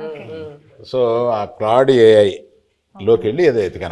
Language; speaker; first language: Telugu; native; Telugu